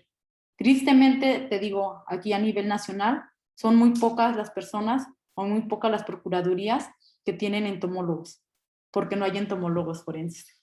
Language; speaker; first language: Spanish; native; Spanish